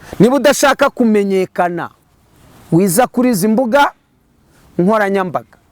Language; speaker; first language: Kinyarwanda; native; Kinyarwanda